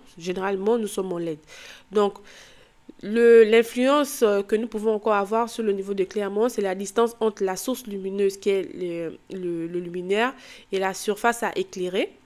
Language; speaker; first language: French; native; French